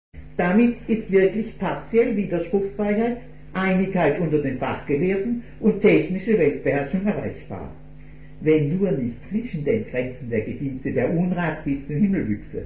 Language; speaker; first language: German; native; German